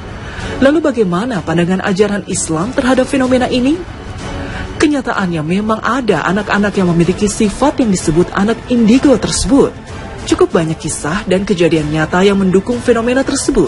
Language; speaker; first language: Indonesian; native; Indonesian